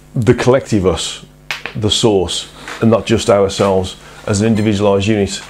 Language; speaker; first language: English; native; English